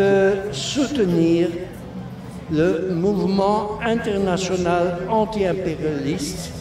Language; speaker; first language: French; non-native, local second language; Dutch